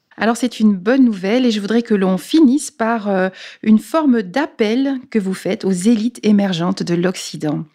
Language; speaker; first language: French; native; French